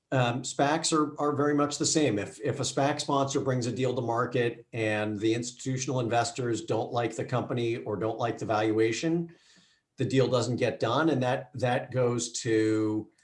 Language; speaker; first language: English; native; English